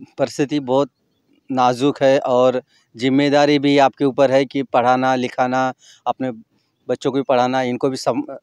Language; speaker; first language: Hindi; native; Hindi